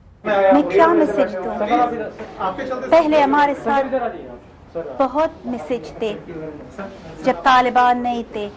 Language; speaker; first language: Hindi; non-native, fluent; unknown